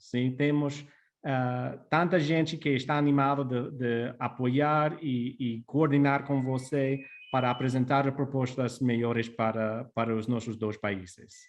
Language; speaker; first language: Portuguese; non-native, fluent; English